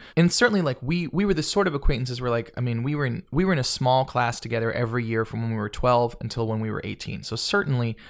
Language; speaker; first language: English; native; English